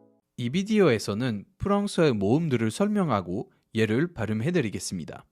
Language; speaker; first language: Korean; non-native, fluent; French